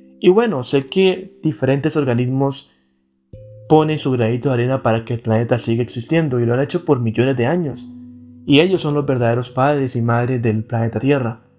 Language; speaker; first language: Spanish; native; Spanish